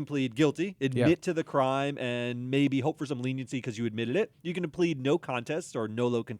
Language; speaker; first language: English; native; English